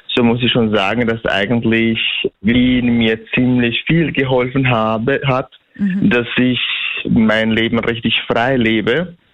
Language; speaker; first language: German; non-native, fluent; Bosnian